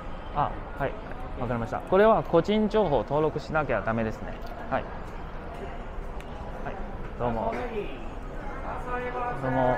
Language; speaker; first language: Japanese; non-native, fluent; Cantonese